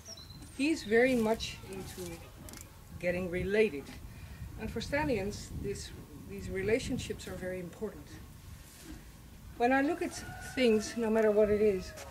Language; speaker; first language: English; non-native, fluent; Dutch